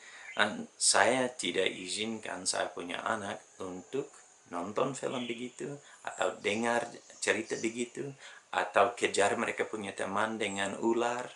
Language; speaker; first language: Indonesian; non-native, fluent; English